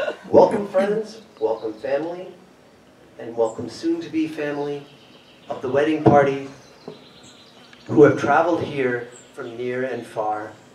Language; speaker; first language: English; native; English